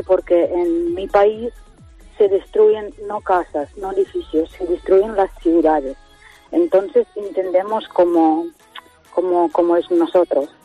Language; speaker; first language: Spanish; non-native, fluent; Ukrainian